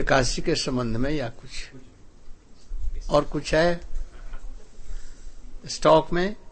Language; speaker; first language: Hindi; native; Hindi